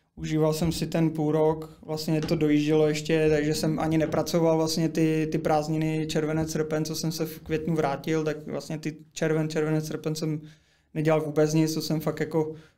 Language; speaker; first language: Czech; native; Czech